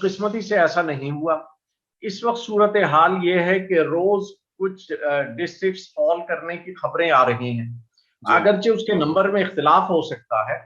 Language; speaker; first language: Urdu; native; Urdu